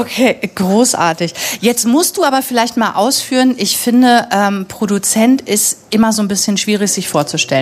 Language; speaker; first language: German; native; German